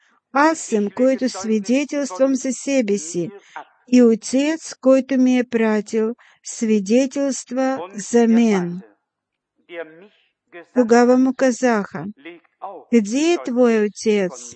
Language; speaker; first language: Bulgarian; non-native, fluent; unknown